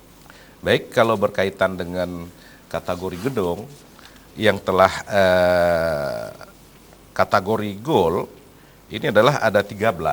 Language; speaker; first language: Malay; native; Malay